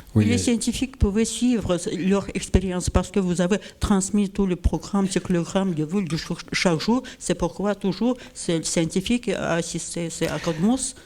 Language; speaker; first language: French; non-native, learner; Russian